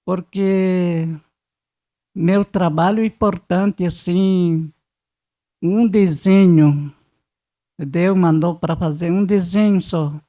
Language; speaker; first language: Portuguese; non-native, local second language; Guarani